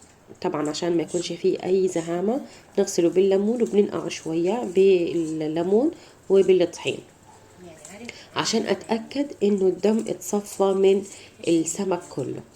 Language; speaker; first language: Arabic; native; Arabic